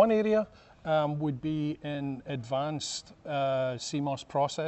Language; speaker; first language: English; native; English